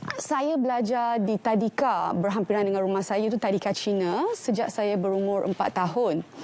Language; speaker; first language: Malay; non-native, local second language; Tamil